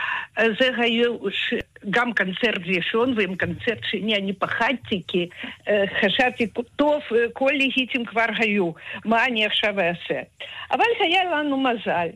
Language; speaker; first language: Hebrew; non-native, fluent; Russian